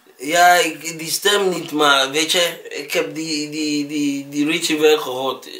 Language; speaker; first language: Dutch; non-native, learner; Akan